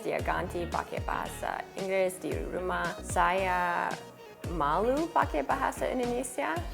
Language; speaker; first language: Indonesian; non-native, learner; English